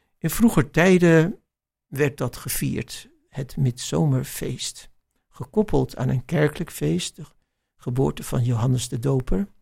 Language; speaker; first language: Dutch; native; Dutch